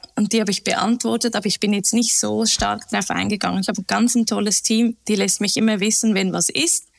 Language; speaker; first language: German; early bilingual, other home language; Turkish